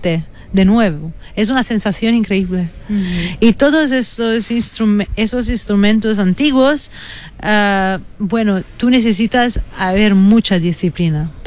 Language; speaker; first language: Spanish; non-native, fluent; Italian